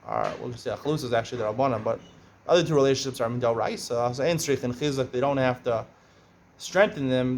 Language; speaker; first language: English; native; English